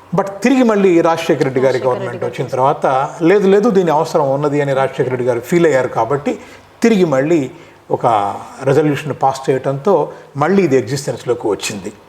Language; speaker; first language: Telugu; native; Telugu